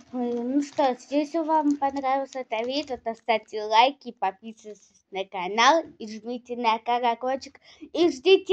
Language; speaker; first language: Russian; non-native, local second language; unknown